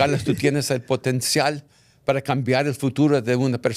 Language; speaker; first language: Spanish; early bilingual, heritage; English